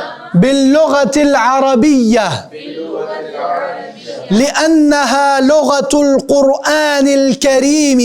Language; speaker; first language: Arabic; non-native, fluent; Urdu